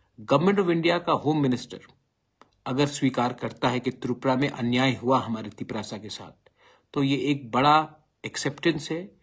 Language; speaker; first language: Hindi; non-native, local second language; Bangla